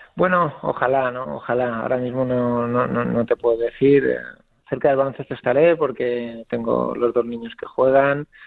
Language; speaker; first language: Spanish; native; Spanish